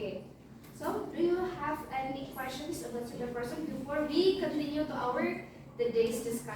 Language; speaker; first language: English; non-native, learner; Indonesian